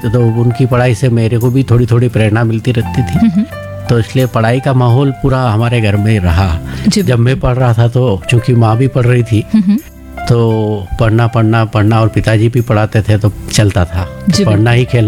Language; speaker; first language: Hindi; native; Hindi